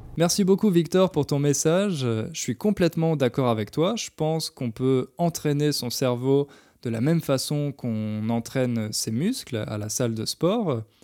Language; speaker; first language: French; native; French